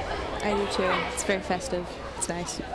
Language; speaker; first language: English; native; English